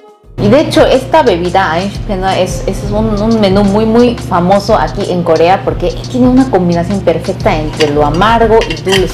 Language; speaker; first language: Spanish; non-native, fluent; Korean